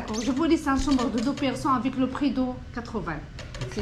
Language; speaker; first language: French; non-native, local second language; Arabic